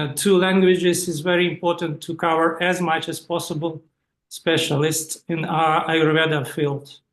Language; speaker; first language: English; non-native, fluent; Russian